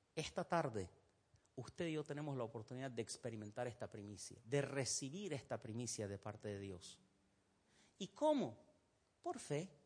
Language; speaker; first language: Spanish; non-native, fluent; Arabic